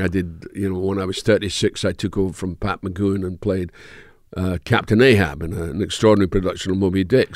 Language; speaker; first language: English; native; English